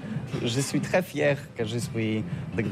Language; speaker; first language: French; non-native, learner; Polish